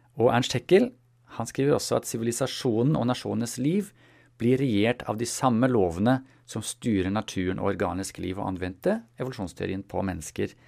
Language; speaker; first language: Norwegian; non-native, fluent; German